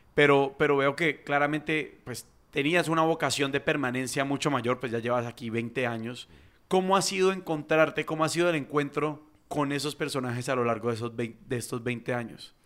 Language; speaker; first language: Spanish; native; Spanish